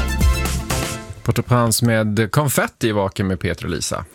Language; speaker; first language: Swedish; native; Swedish